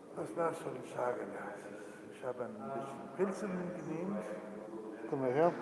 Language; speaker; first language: German; non-native, learner; Spanish